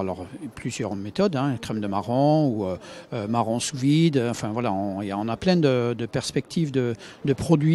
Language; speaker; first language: French; native; French